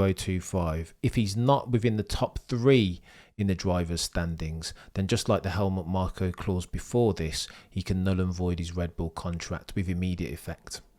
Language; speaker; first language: English; native; English